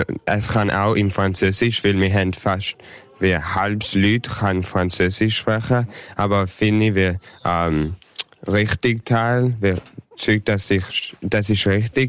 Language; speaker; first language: German; early bilingual, heritage; English